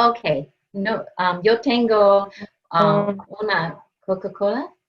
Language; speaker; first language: Spanish; non-native, learner; English